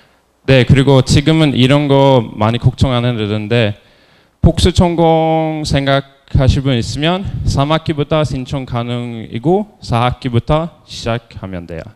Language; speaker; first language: Korean; non-native, fluent; Norwegian